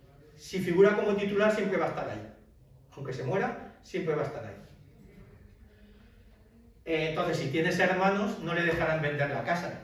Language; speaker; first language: Spanish; native; Spanish